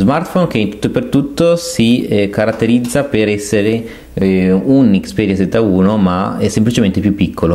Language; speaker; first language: Italian; native; Italian